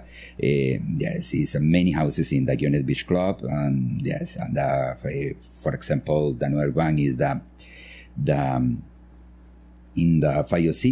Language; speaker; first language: English; non-native, learner; Spanish